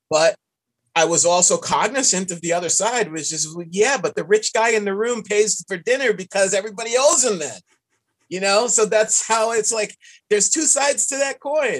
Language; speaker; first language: English; native; English